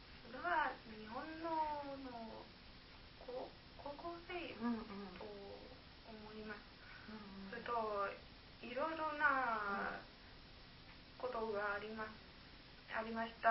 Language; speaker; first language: Japanese; non-native, learner; German